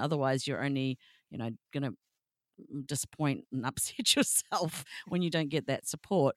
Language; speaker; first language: English; native; English